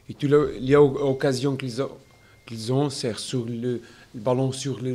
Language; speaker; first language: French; non-native, learner; Portuguese